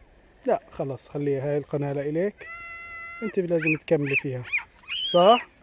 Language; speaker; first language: Arabic; native; Arabic